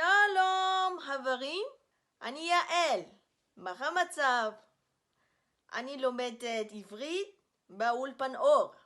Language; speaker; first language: Hebrew; non-native, learner; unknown